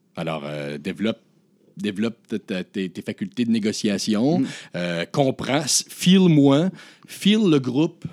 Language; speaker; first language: French; native; French